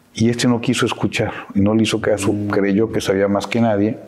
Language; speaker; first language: Spanish; native; Spanish